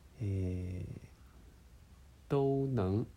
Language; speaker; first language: Chinese; non-native, learner; Japanese